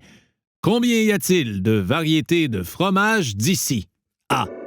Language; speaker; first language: French; native; French